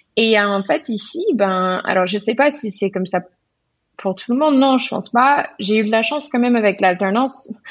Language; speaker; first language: French; non-native, fluent; English